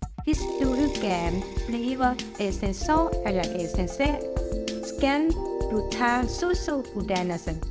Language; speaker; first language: Danish; non-native, learner; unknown